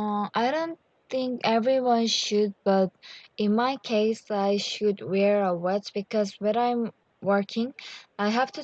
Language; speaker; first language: English; non-native, learner; Korean